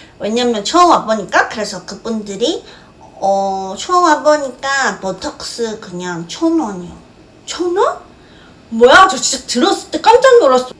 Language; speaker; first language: Korean; non-native, fluent; Chinese